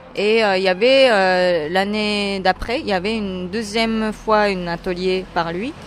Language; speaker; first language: French; non-native, fluent; Japanese